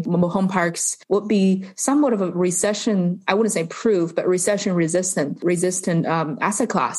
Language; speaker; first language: English; non-native, fluent; Chinese